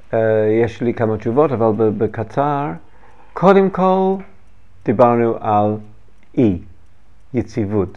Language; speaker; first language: Hebrew; non-native, learner; English